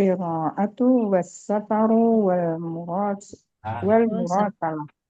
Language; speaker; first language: Arabic; non-native, learner; Indonesian